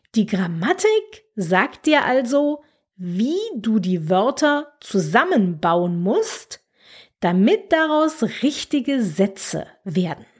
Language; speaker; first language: German; native; German